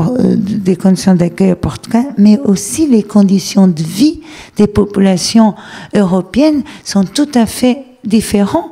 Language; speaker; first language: French; non-native, fluent; Portuguese